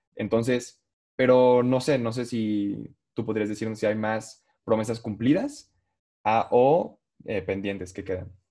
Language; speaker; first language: Spanish; native; Spanish